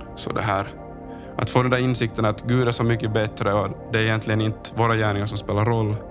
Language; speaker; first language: Swedish; native; Swedish